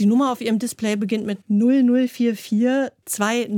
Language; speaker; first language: German; native; German